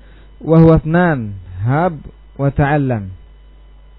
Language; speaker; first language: Arabic; non-native, fluent; Indonesian